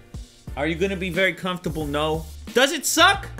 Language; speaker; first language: English; native; English